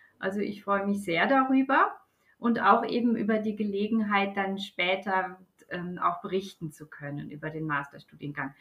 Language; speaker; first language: German; native; German